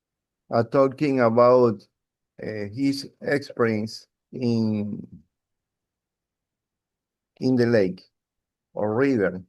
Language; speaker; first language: English; non-native, learner; Spanish